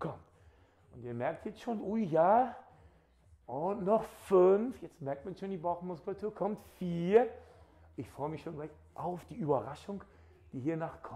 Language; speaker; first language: German; native; German